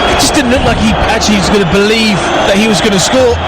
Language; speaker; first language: English; native; English